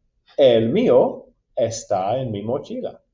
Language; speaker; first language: Spanish; non-native, fluent; English